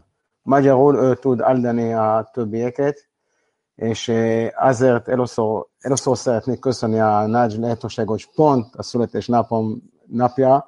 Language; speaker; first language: Hungarian; non-native, learner; Hebrew